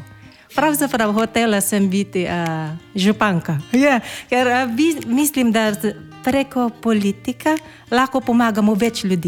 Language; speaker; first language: Slovenian; non-native, learner; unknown